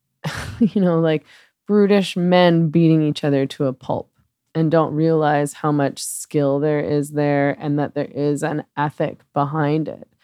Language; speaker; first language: English; native; English